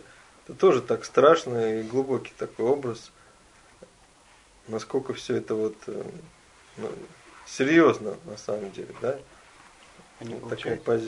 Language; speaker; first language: Russian; native; Russian